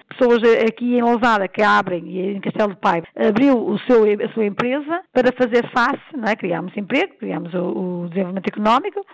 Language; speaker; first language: Portuguese; native; Portuguese